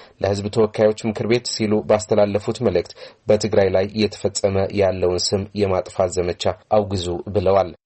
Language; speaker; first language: Amharic; non-native, local second language; Tigrinya